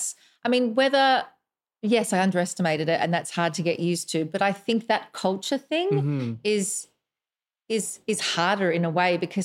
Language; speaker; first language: English; native; English